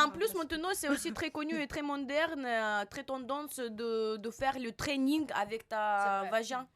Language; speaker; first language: French; non-native, learner; Russian